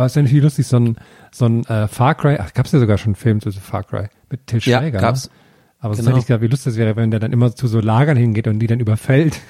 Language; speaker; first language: German; native; German